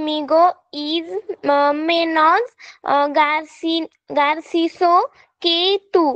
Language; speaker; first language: Spanish; non-native, learner; Marathi